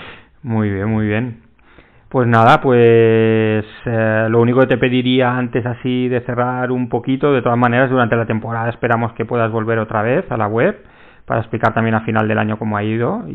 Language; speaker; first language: Spanish; native; Spanish